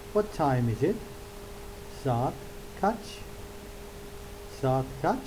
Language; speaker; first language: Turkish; non-native, learner; English